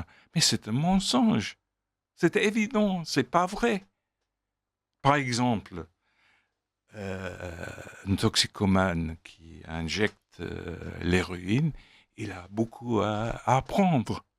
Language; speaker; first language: French; non-native, fluent; English